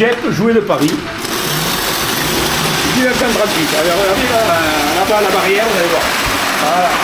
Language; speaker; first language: French; native; French